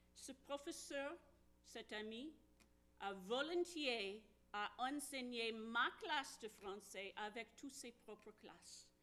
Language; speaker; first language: French; non-native, fluent; English